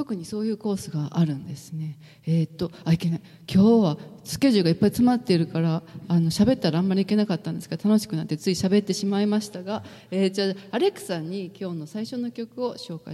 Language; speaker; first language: Japanese; native; Japanese